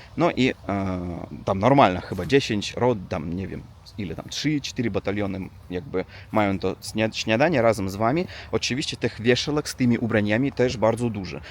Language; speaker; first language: Polish; non-native, learner; Russian